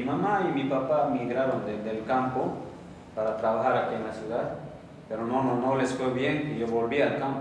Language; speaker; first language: Spanish; native; Spanish